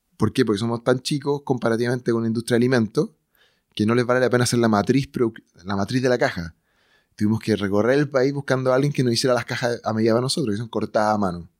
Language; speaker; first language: Spanish; native; Spanish